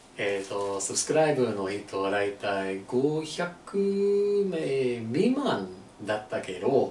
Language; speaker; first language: Japanese; non-native, learner; English